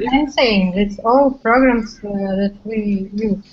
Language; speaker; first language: English; non-native, learner; Russian